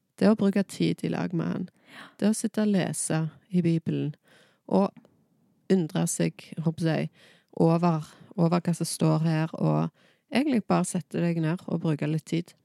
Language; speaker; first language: Norwegian; native; Norwegian